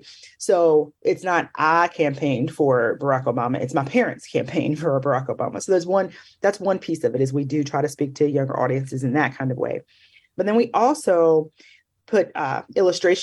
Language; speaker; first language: English; native; English